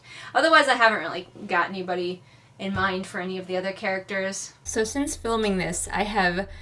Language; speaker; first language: English; native; English